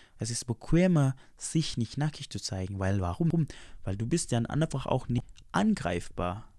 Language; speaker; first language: German; non-native, fluent; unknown